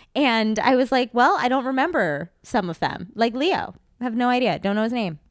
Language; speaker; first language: English; native; English